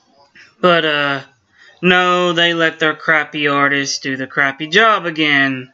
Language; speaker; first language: English; native; English